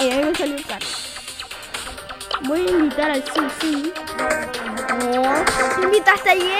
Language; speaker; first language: Spanish; native; Spanish